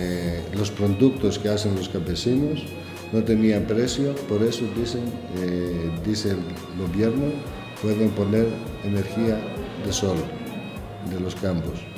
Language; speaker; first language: Spanish; non-native, learner; Greek